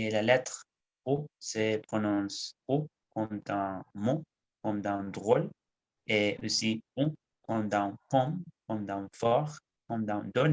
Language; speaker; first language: French; non-native, learner; Spanish